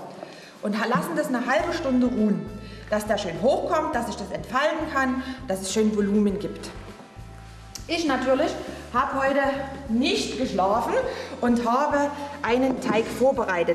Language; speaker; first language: German; native; German